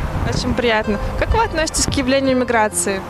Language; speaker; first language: Russian; native; Russian